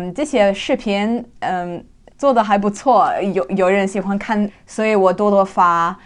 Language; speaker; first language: Chinese; non-native, fluent; English